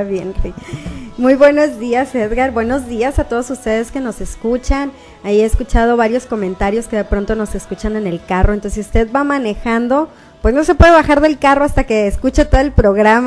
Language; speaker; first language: Spanish; native; Spanish